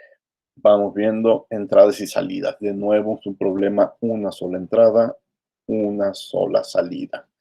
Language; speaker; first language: Spanish; native; Spanish